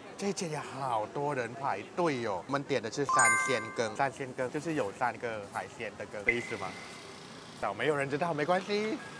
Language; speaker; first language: Chinese; non-native, fluent; Thai